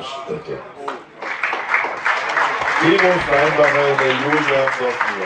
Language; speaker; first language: German; native; German